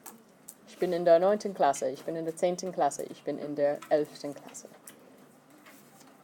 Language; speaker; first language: German; non-native, fluent; English